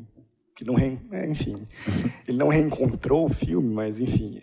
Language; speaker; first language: Portuguese; native; Portuguese